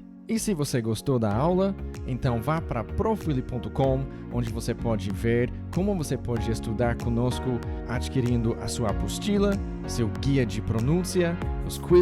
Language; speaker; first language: Portuguese; non-native, fluent; English